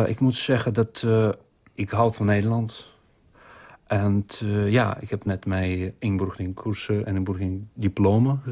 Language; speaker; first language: Dutch; non-native, fluent; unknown